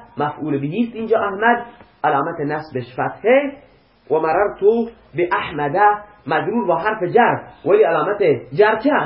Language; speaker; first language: Persian; non-native, local second language; Baluchi